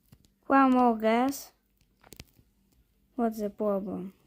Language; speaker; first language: English; non-native, learner; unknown